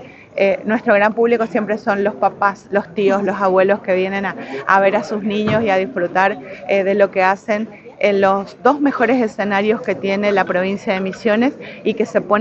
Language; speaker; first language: Spanish; native; Spanish